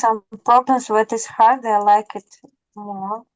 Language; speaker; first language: English; non-native, learner; Russian